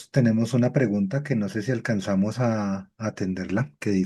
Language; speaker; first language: Spanish; native; Spanish